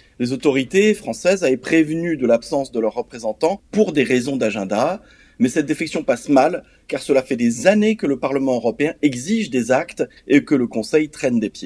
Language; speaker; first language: French; native; French